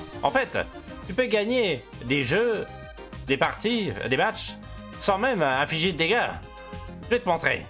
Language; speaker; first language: French; native; French